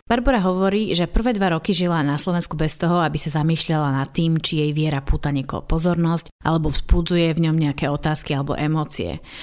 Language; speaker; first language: Slovak; native; Slovak